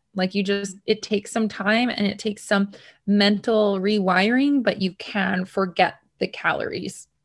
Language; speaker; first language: English; native; English